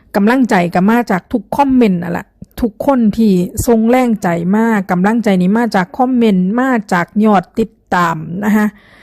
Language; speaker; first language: Thai; native; Thai